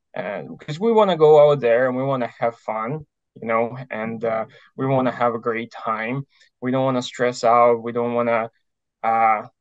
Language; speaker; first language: English; non-native, fluent; Ukrainian